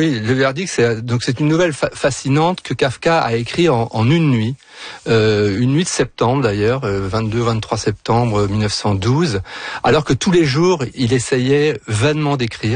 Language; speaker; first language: French; native; French